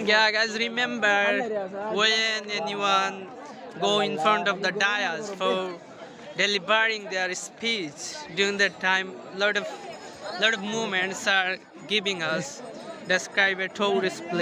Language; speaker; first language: English; non-native, learner; Bangla